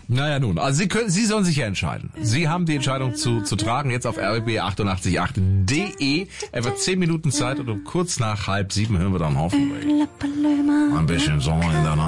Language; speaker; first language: German; native; German